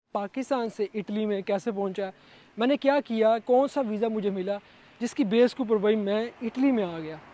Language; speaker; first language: Urdu; non-native, local second language; Punjabi